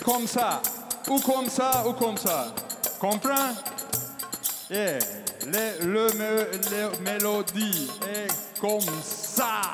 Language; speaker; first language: French; non-native, learner; Turkish